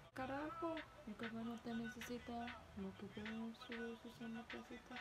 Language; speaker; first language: Spanish; early bilingual, heritage; Spanish